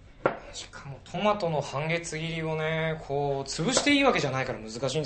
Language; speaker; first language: Japanese; native; Japanese